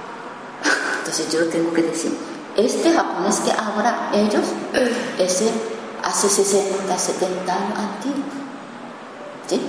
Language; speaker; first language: Spanish; non-native, learner; Japanese